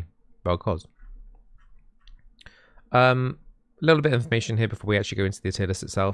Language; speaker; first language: English; native; English